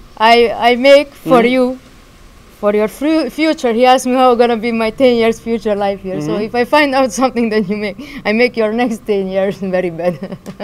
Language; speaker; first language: English; non-native, learner; Hungarian